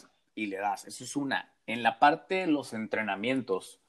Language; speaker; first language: Spanish; native; Spanish